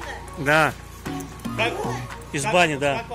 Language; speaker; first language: Russian; native; Russian